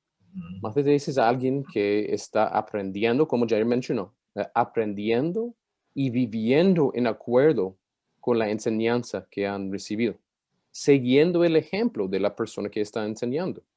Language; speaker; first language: Spanish; non-native, fluent; English